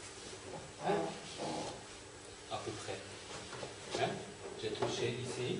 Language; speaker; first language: French; non-native, fluent; Turkish